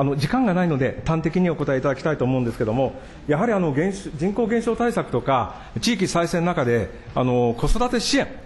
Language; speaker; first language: Japanese; native; Japanese